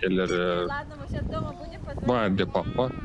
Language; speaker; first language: Norwegian; non-native, learner; Russian